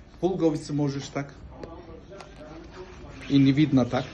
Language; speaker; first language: Russian; non-native, learner; Turkish